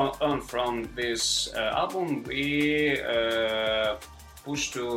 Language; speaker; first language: English; non-native, learner; Ukrainian